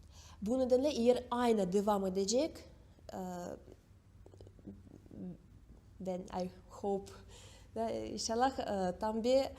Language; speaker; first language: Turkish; non-native, learner; Russian